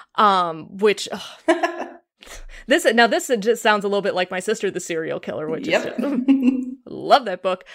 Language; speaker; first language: English; native; English